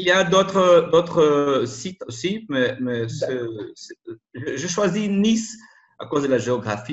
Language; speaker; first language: French; non-native, learner; Portuguese